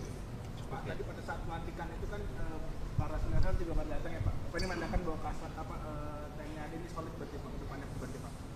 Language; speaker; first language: Indonesian; native; Indonesian